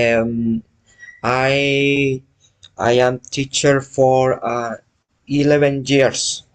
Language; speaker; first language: English; non-native, learner; Spanish